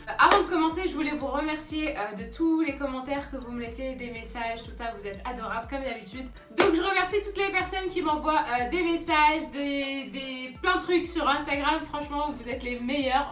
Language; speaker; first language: French; native; French